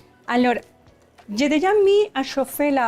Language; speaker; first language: French; non-native, learner; Spanish